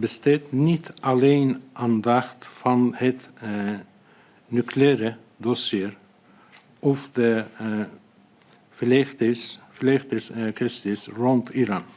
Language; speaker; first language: Dutch; non-native, fluent; Azerbaijani